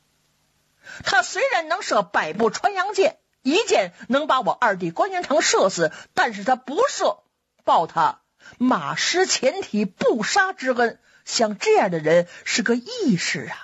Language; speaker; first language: Chinese; native; Chinese